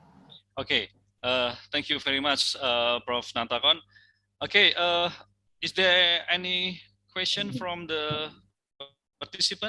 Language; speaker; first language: English; non-native, fluent; Indonesian